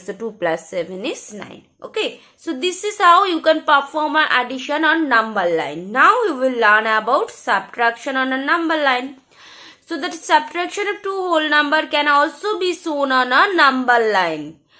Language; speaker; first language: English; non-native, local second language; Bangla